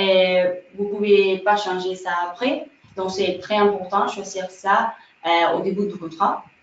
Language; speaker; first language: French; non-native, fluent; Spanish